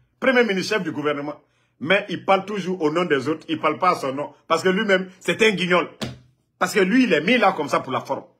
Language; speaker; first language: French; non-native, local second language; Mandingo